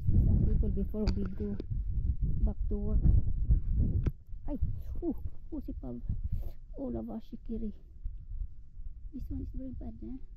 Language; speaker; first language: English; non-native, learner; Filipino